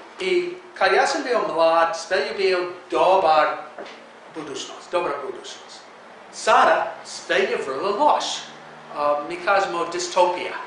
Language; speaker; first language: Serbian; non-native, learner; English